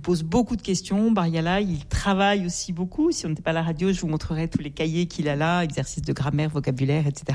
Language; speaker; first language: French; native; French